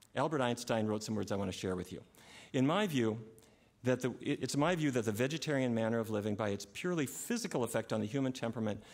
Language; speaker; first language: English; native; English